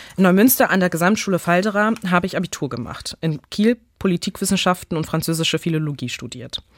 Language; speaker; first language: German; early bilingual, other home language; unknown